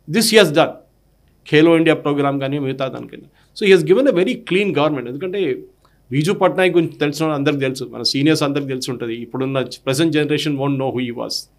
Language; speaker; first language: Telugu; non-native, local second language; Malayalam